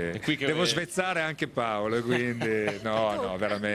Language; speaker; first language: Italian; native; Italian